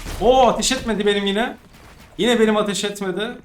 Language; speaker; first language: Turkish; native; Turkish